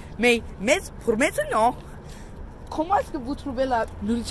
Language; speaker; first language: French; non-native, learner; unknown